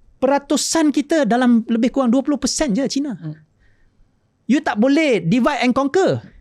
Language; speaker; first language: Malay; non-native, local second language; Chinese